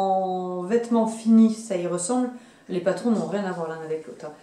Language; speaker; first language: French; native; French